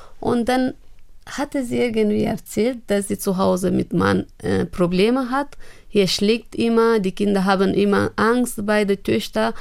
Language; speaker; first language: German; non-native, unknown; Persian